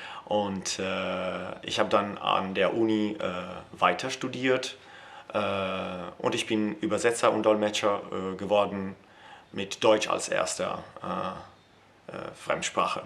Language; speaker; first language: German; non-native, fluent; Italian